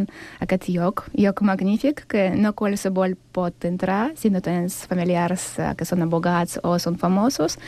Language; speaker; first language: Catalan; non-native, learner; Russian